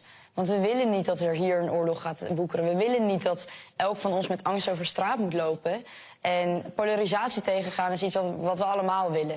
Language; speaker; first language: Dutch; native; Dutch